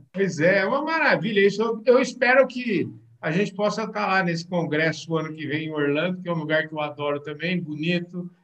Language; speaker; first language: Portuguese; native; Portuguese